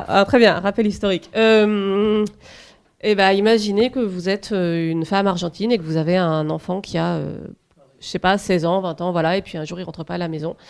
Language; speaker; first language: French; native; French